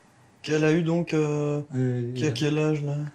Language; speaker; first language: French; native; French